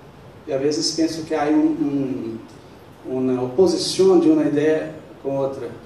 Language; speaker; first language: Spanish; non-native, fluent; Portuguese